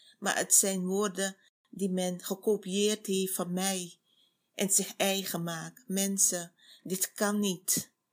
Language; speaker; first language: Dutch; native; Dutch